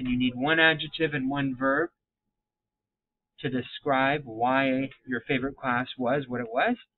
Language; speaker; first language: English; native; English